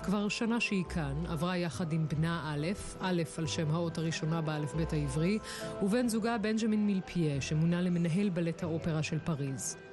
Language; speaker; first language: Hebrew; native; Hebrew